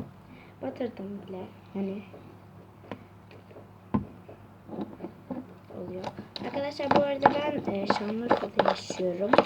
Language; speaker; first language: Turkish; native; Turkish